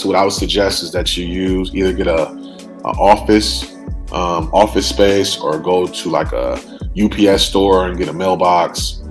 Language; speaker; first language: English; native; English